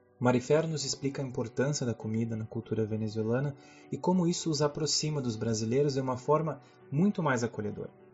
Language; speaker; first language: Portuguese; native; Portuguese